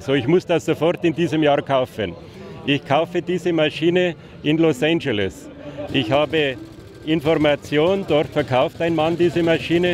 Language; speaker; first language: German; non-native, fluent; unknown